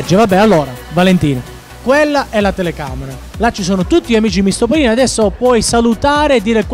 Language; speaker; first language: Italian; native; Italian